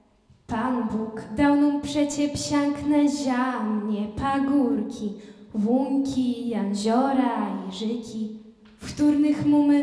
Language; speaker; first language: Polish; native; Polish